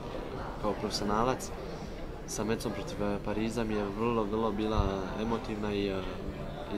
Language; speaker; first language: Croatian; early bilingual, heritage; Bosnian